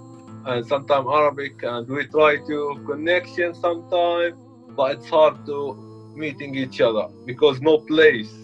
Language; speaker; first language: English; non-native, learner; Arabic